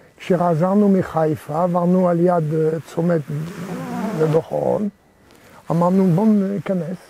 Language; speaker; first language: Hebrew; non-native, fluent; French